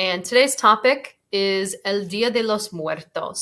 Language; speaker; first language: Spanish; non-native, fluent; English